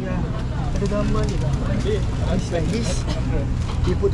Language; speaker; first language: English; non-native, learner; Malay